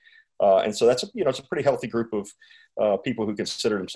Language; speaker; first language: English; native; English